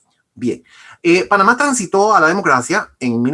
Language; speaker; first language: Spanish; native; Spanish